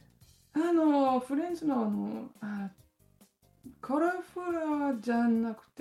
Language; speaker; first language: Japanese; non-native, learner; French